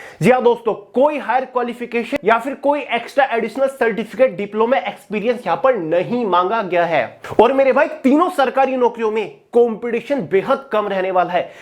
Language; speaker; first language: Hindi; native; Hindi